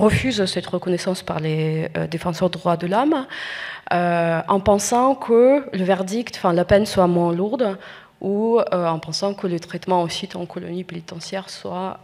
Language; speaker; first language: French; non-native, fluent; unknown